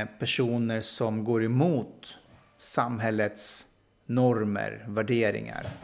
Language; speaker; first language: Swedish; early bilingual, other home language; Persian